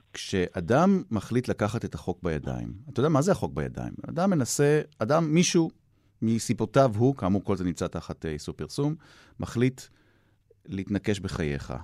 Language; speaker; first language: Hebrew; native; Hebrew